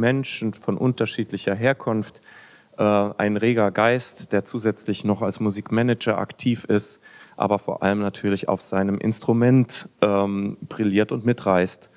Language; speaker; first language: German; native; German